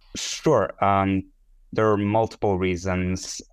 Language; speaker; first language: English; non-native, fluent; Hebrew